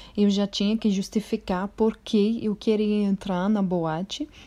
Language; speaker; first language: Portuguese; non-native, fluent; English